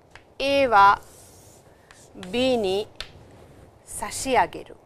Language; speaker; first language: Japanese; non-native, fluent; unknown